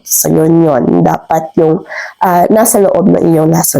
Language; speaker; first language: Filipino; native; Filipino